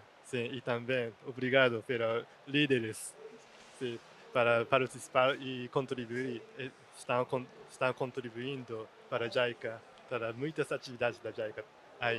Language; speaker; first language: Portuguese; non-native, learner; Japanese